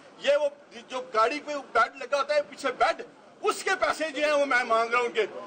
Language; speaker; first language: Urdu; non-native, local second language; Punjabi